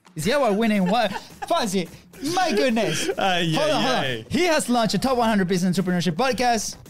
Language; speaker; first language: English; non-native, fluent; Spanish